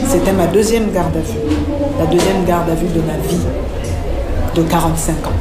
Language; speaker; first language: French; non-native, local second language; Bambara